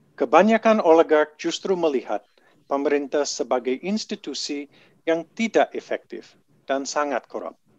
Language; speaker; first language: Indonesian; non-native, fluent; English